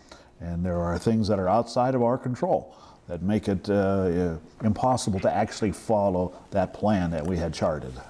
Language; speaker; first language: English; native; English